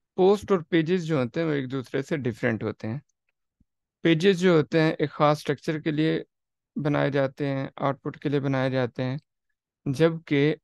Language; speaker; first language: Urdu; non-native, local second language; Saraiki